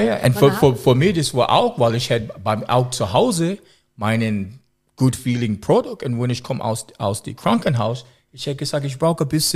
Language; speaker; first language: German; non-native, learner; English